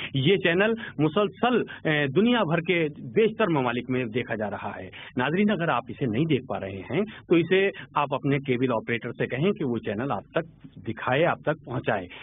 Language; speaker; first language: Hindi; native; Hindi